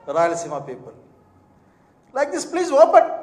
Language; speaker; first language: English; non-native, local second language; Telugu